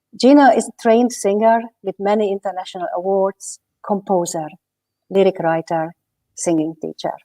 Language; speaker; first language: English; non-native, fluent; Hungarian